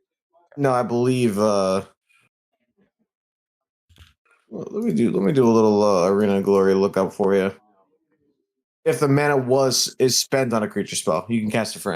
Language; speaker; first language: English; native; English